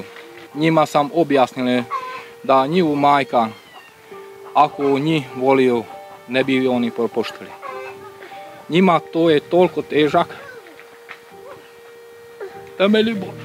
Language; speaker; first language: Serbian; non-native, local second language; Hungarian